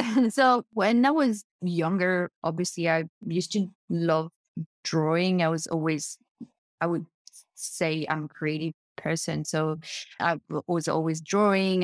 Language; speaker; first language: English; non-native, fluent; French